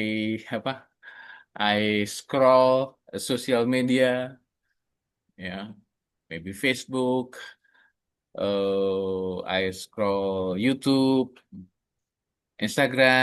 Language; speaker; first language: English; non-native, learner; Indonesian